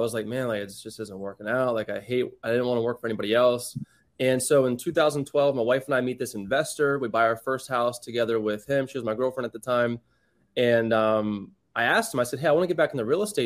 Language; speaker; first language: English; native; English